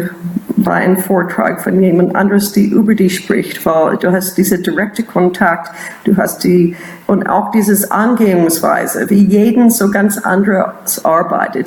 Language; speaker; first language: German; non-native, fluent; English